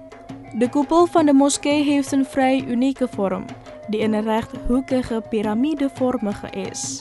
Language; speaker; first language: Dutch; non-native, fluent; Indonesian